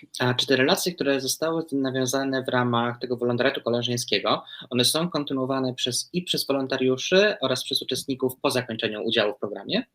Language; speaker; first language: Polish; native; Polish